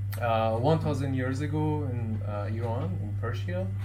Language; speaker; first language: English; non-native, fluent; Persian